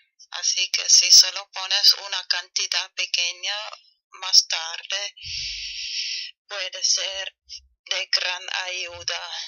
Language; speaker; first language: Spanish; non-native, learner; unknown